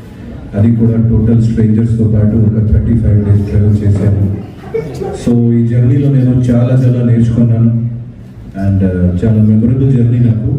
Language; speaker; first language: Telugu; non-native, fluent; Hindi